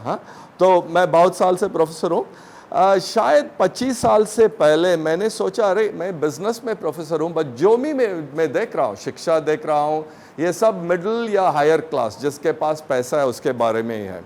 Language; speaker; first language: Hindi; non-native, local second language; Tamil